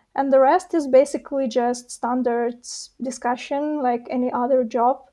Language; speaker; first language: English; non-native, fluent; Russian